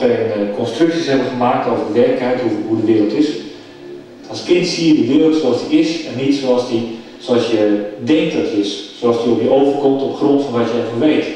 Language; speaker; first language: Dutch; native; Dutch